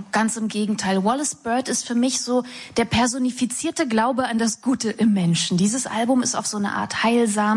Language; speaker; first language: German; native; German